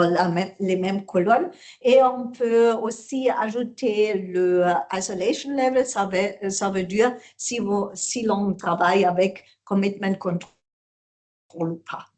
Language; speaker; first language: French; non-native, learner; German